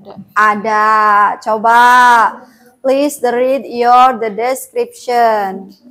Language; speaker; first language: English; non-native, learner; Indonesian